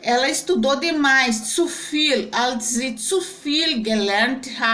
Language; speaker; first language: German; non-native, fluent; Portuguese